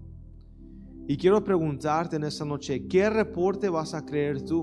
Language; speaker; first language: Spanish; early bilingual, heritage; Spanish